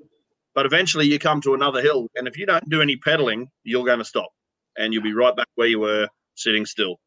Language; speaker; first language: English; native; English